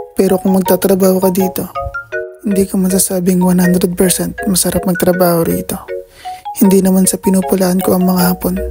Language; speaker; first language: Filipino; native; Filipino